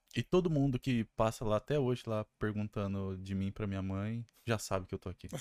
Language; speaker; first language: Portuguese; native; Portuguese